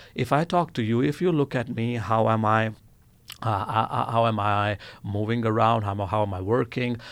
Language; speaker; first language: English; non-native, local second language; Gujarati